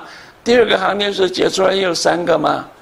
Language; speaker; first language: Chinese; native; Chinese